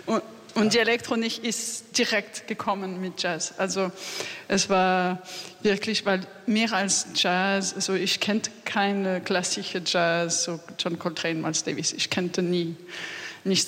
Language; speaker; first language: German; non-native, learner; French